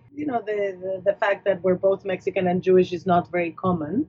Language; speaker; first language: English; non-native, fluent; Spanish